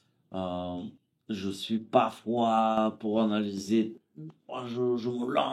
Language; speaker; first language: French; non-native, fluent; Bulgarian